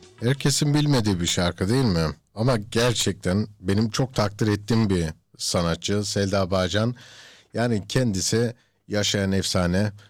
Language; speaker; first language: Turkish; early bilingual, heritage; Turkish